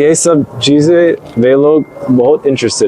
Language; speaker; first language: Hindi; non-native, learner; English